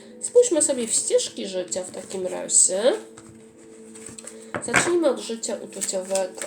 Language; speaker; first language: Polish; native; Polish